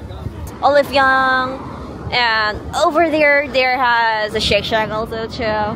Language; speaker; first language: English; non-native, learner; Korean